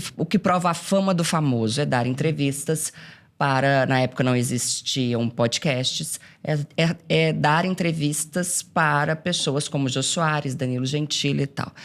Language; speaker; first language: Portuguese; native; Portuguese